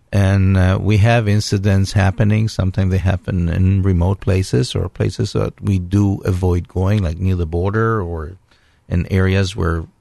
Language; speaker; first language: English; non-native, fluent; Hebrew